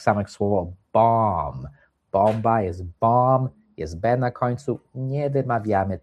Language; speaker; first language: Polish; early bilingual, heritage; English